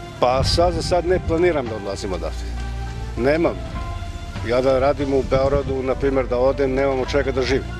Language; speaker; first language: Serbian; native; Serbian